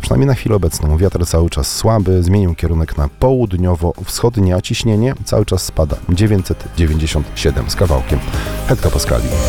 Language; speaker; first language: Polish; native; Polish